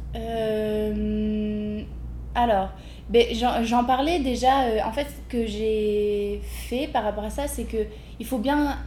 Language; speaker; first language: French; native; French